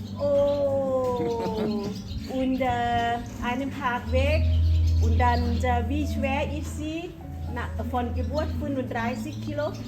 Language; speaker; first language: German; non-native, learner; Thai